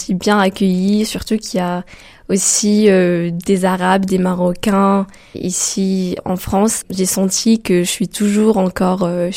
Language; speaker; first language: French; non-native, local second language; Arabic